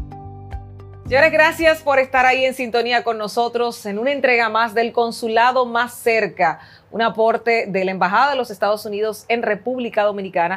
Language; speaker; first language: Spanish; native; Spanish